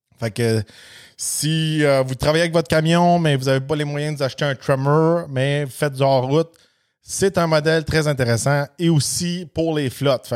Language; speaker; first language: French; native; French